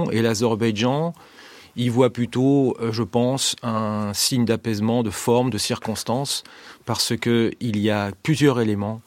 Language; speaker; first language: French; native; French